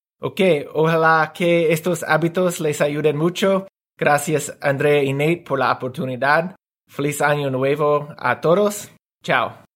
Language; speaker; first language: Spanish; non-native, learner; English